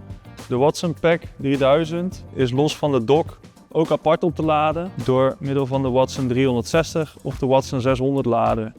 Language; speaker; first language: Dutch; native; Dutch